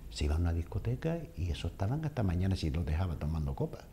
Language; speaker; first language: Spanish; native; Spanish